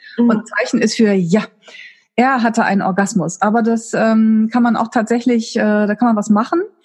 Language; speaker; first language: German; native; German